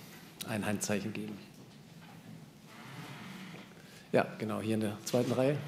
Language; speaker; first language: German; native; German